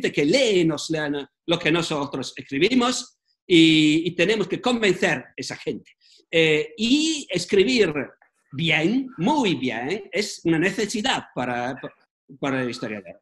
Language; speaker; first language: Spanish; non-native, fluent; Italian